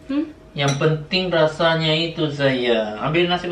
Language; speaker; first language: Indonesian; native; Indonesian